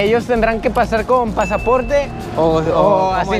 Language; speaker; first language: Spanish; native; Spanish